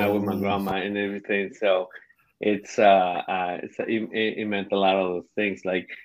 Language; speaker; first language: English; non-native, fluent; Spanish